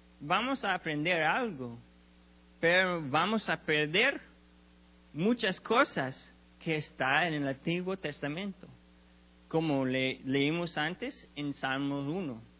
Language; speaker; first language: Spanish; non-native, learner; English